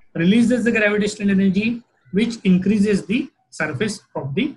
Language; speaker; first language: English; non-native, local second language; Marathi